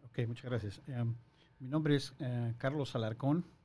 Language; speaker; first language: Spanish; native; Spanish